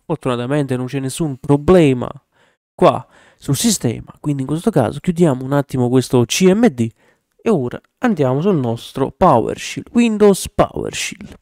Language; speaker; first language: Italian; native; Italian